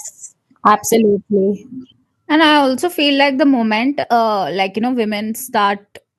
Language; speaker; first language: English; non-native, local second language; Malayalam